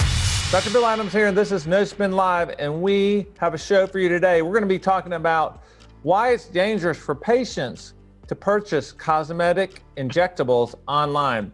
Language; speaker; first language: English; native; English